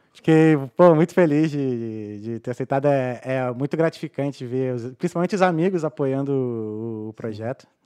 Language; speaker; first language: Portuguese; native; Portuguese